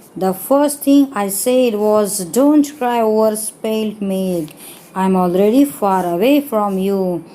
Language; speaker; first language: English; non-native, local second language; Marathi